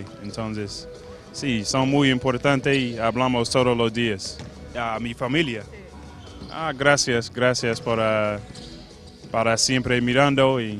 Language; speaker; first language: Spanish; non-native, learner; English